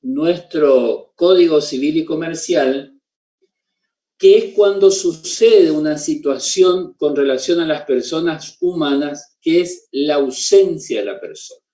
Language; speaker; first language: Spanish; native; Spanish